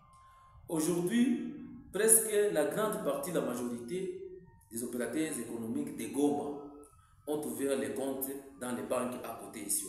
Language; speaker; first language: French; non-native, local second language; Swahili